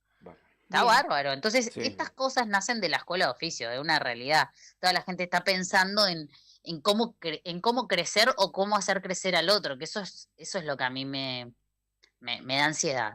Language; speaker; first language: Spanish; native; Spanish